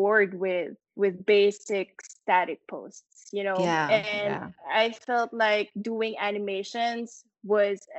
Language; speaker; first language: English; non-native, local second language; Filipino